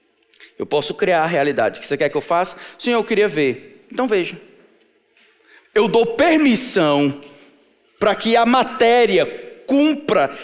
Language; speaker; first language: Portuguese; native; Portuguese